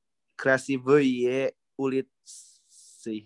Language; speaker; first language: Russian; non-native, learner; Indonesian